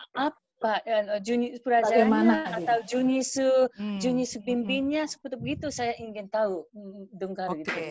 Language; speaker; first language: Indonesian; non-native, learner; Japanese